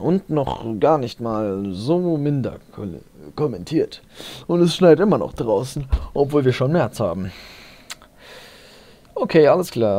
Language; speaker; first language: German; native; German